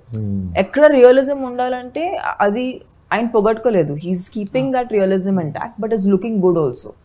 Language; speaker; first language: Telugu; non-native, fluent; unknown